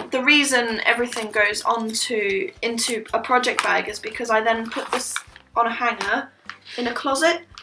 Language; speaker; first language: English; native; English